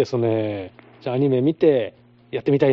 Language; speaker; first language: Japanese; native; Japanese